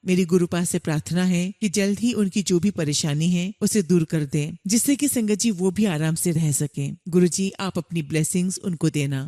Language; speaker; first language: Hindi; native; Hindi